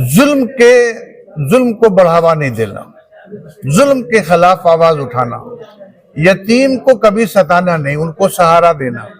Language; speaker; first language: Urdu; native; Urdu